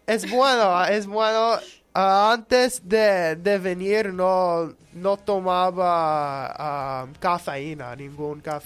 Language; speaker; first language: Spanish; non-native, learner; English